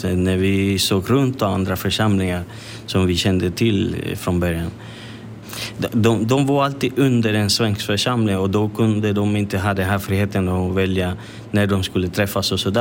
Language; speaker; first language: Swedish; non-native, fluent; Spanish